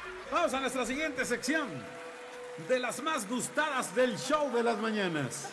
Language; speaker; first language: Spanish; native; Spanish